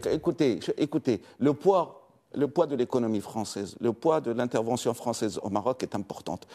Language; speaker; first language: French; non-native, local second language; Arabic